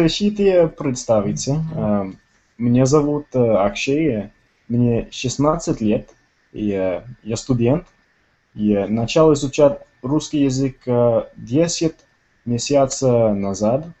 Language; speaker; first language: Russian; non-native, learner; Tamil